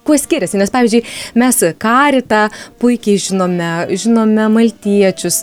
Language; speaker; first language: Lithuanian; native; Lithuanian